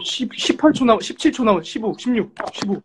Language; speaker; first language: Korean; native; Korean